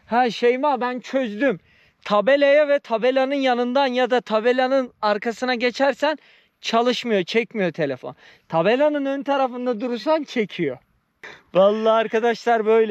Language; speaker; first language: Turkish; native; Turkish